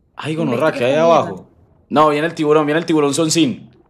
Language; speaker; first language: Spanish; native; Spanish